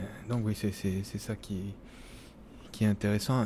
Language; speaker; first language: French; non-native, fluent; Spanish